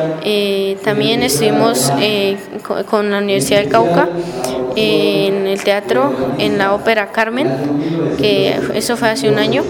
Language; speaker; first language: Spanish; native; Spanish